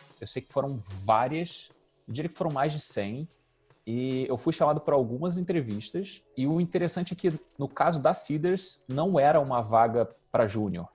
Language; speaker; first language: Portuguese; native; Portuguese